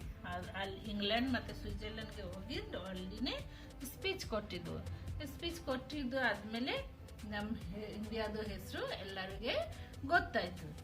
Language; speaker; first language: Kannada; non-native, local second language; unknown